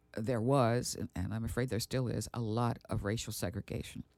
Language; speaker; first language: English; early bilingual, other home language; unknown